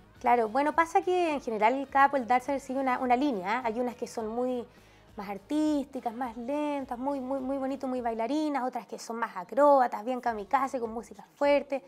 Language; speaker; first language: Spanish; native; Spanish